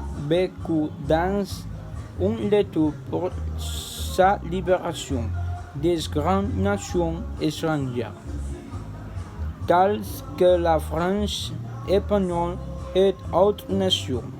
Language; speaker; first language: French; non-native, learner; Spanish